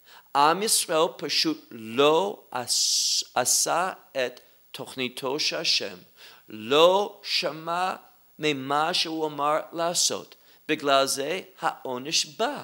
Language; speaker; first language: Hebrew; non-native, fluent; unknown